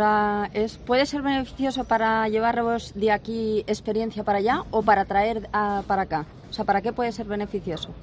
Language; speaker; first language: Spanish; native; Spanish